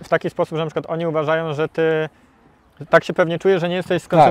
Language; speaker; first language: Polish; native; Polish